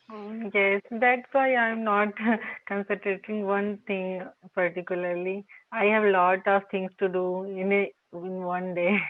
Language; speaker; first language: English; non-native, local second language; Hindi